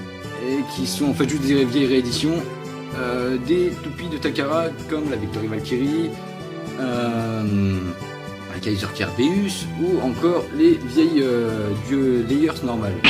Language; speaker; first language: French; native; French